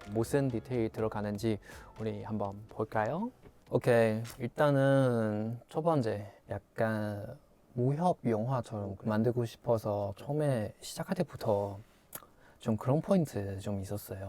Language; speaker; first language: Korean; non-native, fluent; Chinese